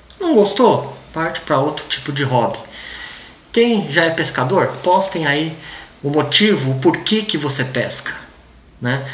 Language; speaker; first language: Portuguese; native; Portuguese